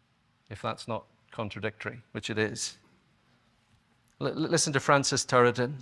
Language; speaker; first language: English; native; English